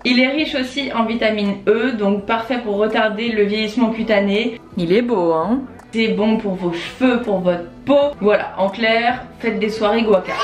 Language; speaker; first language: French; native; French